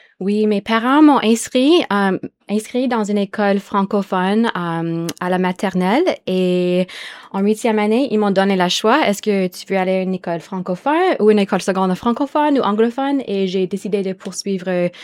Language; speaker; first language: French; native; French